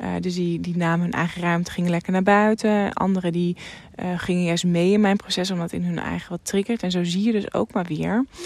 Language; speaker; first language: Dutch; non-native, local second language; Western Frisian